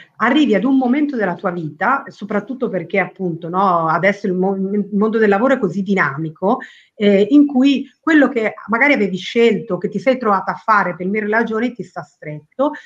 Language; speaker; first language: Italian; early bilingual, other home language; Spanish